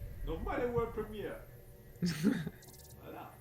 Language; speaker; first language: German; native; German